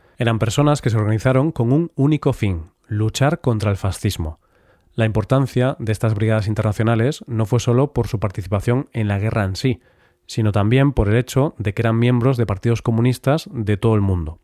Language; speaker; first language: Spanish; native; Spanish